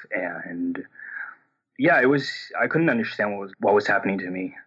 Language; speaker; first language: English; non-native, fluent; Portuguese